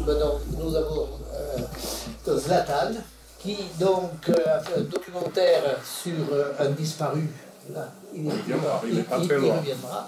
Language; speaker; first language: French; native; French